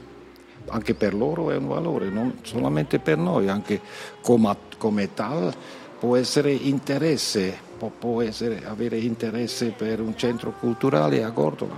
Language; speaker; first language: Italian; non-native, learner; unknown